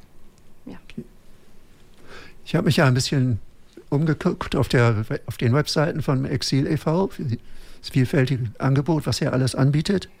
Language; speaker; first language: German; native; German